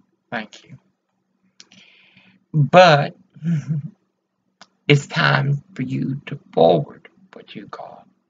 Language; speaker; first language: English; early bilingual, other home language; Spanish